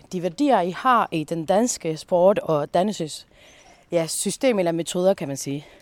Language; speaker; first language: Danish; early bilingual, heritage; Spanish